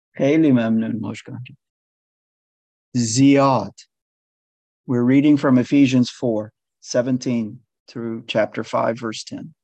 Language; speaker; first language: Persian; non-native, learner; English